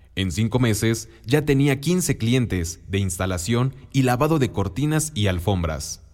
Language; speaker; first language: Spanish; non-native, local second language; Mixtepec Mixtec